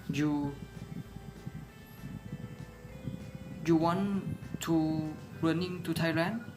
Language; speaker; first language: English; non-native, learner; Thai